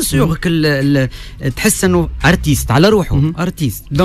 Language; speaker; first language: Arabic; native; Arabic